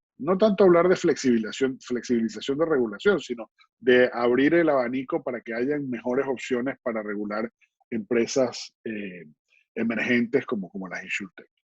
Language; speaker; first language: Spanish; native; Spanish